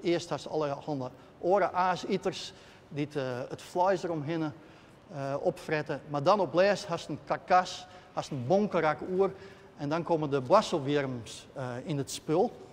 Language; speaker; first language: Dutch; non-native, local second language; Western Frisian